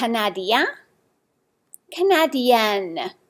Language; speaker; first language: French; non-native, fluent; English